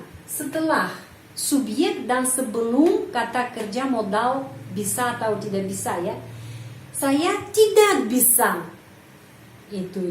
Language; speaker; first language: Indonesian; non-native, fluent; Russian